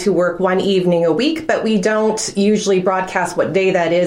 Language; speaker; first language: English; native; English